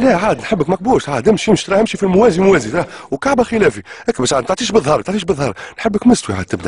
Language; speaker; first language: Arabic; native; Arabic